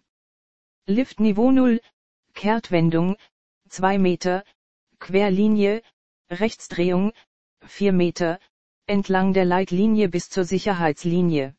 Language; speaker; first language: German; native; German